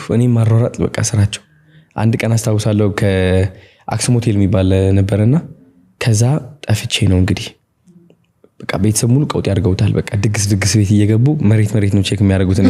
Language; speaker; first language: Amharic; non-native, local second language; Tigrinya